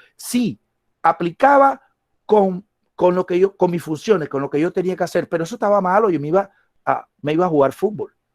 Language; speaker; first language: Spanish; native; Spanish